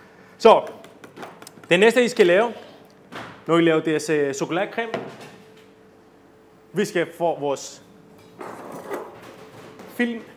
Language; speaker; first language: Danish; non-native, fluent; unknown